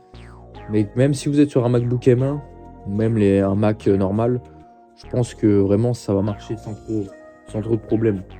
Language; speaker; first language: French; native; French